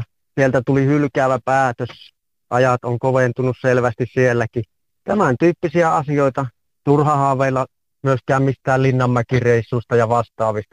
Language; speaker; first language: Finnish; native; Finnish